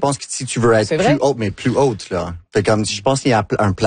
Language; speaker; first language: French; non-native, local second language; English